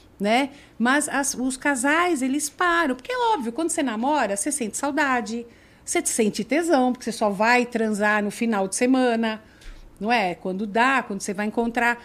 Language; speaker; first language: Portuguese; native; Portuguese